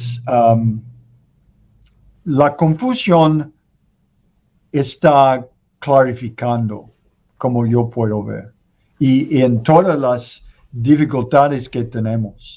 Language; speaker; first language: Spanish; non-native, learner; English